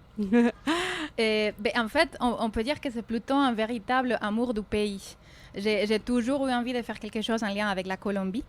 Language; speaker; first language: French; non-native, fluent; Spanish